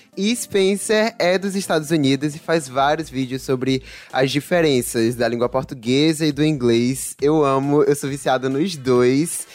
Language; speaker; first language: Portuguese; native; Portuguese